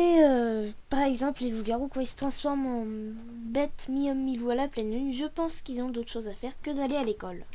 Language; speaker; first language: French; native; French